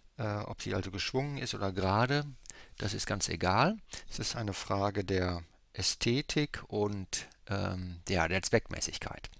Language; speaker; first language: German; native; German